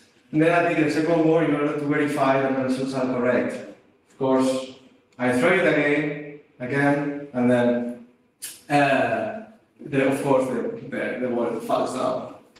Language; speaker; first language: English; non-native, fluent; Spanish